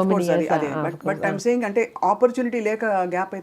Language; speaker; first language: Telugu; native; Telugu